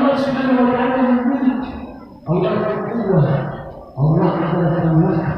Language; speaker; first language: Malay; non-native, learner; Arabic